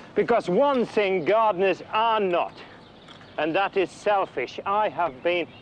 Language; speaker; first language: English; native; English